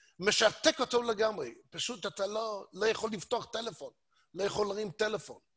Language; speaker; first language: Hebrew; non-native, fluent; English